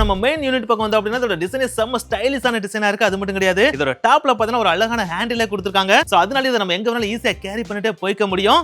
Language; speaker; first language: Tamil; native; Tamil